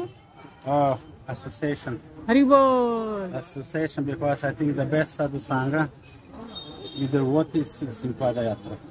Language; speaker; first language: English; non-native, learner; Slovenian